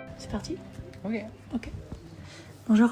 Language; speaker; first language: French; native; French